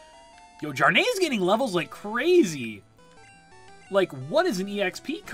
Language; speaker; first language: English; native; English